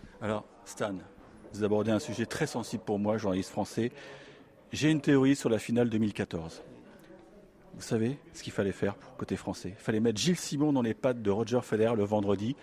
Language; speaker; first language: French; native; French